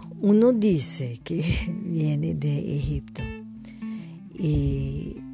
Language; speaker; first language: Spanish; non-native, learner; English